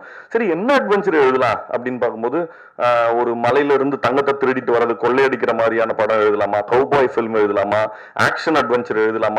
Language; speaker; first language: Tamil; native; Tamil